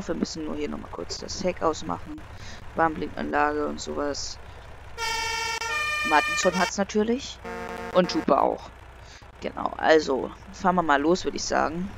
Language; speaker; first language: German; native; German